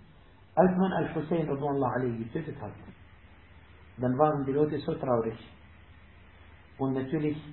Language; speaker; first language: German; non-native, fluent; Arabic